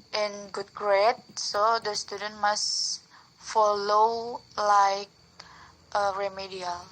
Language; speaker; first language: English; non-native, learner; Indonesian